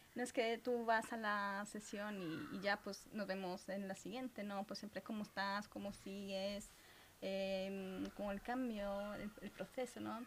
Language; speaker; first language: Spanish; early bilingual, other home language; Romanian